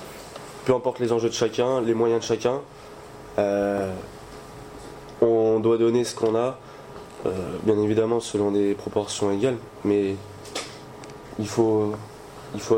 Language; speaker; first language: French; native; French